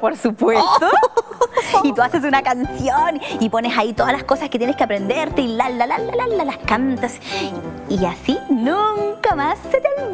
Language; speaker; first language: Spanish; native; Spanish